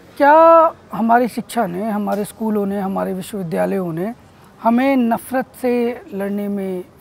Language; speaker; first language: Hindi; native; Hindi